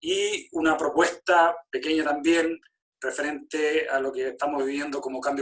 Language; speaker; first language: Spanish; native; Spanish